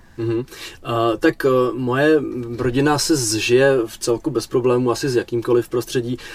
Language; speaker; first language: Czech; native; Czech